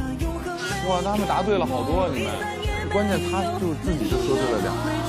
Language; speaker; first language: Chinese; native; Chinese